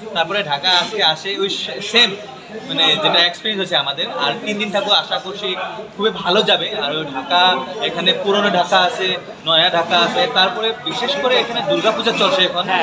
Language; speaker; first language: Bangla; non-native, local second language; Assamese